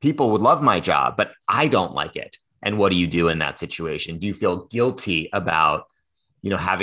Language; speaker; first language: English; native; English